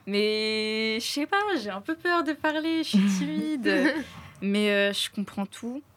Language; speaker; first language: French; early bilingual, other home language; Arabic